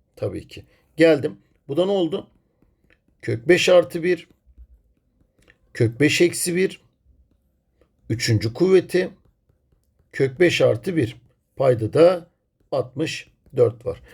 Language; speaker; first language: Turkish; native; Turkish